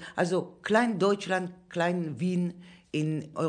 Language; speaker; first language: German; non-native, fluent; Hebrew